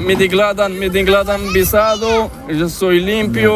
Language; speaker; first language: Spanish; non-native, learner; Arabic